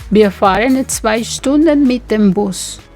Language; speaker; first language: German; non-native, fluent; Spanish